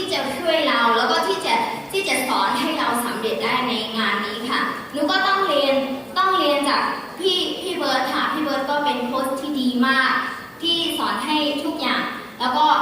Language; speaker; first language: Thai; non-native, fluent; Burmese